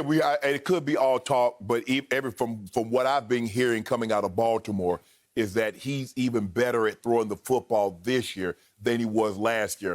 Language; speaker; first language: English; native; English